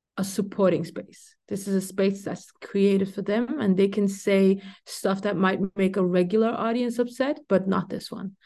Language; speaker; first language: English; early bilingual, heritage; Danish